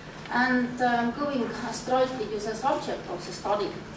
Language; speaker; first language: English; non-native, fluent; Estonian